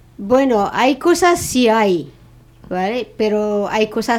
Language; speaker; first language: Spanish; non-native, learner; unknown